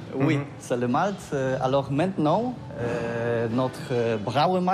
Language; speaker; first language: French; non-native, learner; Polish